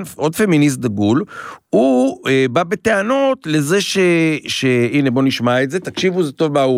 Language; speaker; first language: Hebrew; native; Hebrew